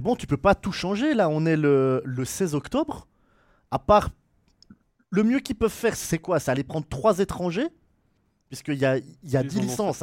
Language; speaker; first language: French; native; French